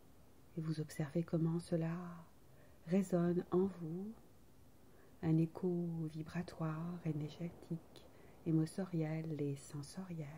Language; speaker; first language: French; native; French